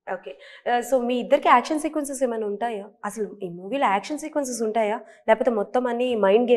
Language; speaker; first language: Telugu; native; Telugu